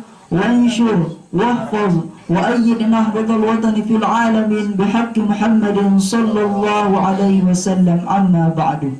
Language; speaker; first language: Arabic; non-native, fluent; Indonesian